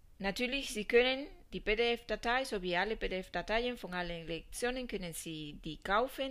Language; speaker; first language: German; non-native, fluent; Spanish